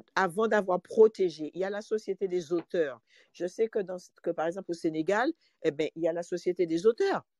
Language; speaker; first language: French; native; French